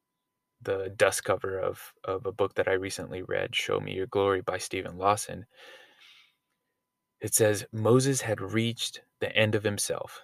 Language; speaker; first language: English; native; English